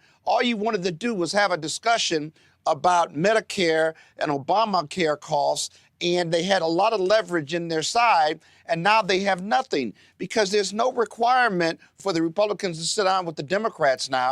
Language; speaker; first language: English; native; English